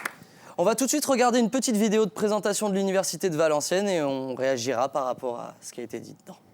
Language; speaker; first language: French; native; French